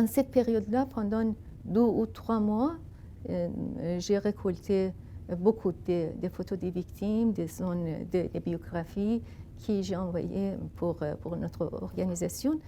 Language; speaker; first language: French; non-native, fluent; Persian